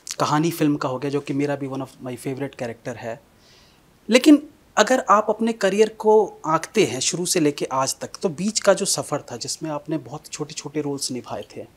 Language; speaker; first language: Hindi; native; Hindi